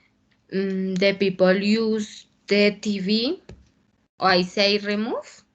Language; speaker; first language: English; non-native, learner; Spanish